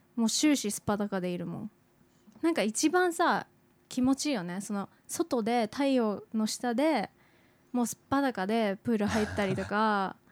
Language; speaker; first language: Japanese; native; Japanese